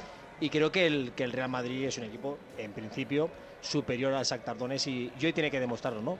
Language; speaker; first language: Spanish; native; Spanish